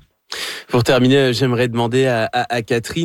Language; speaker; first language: French; native; French